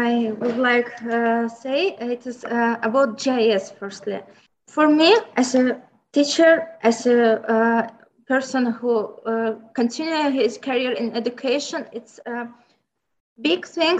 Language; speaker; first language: English; non-native, learner; Azerbaijani